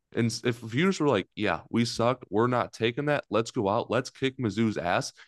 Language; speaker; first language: English; native; English